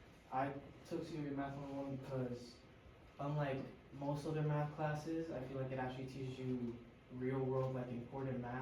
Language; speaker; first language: English; early bilingual, other home language; Spanish